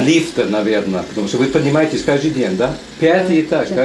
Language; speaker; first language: Russian; non-native, fluent; English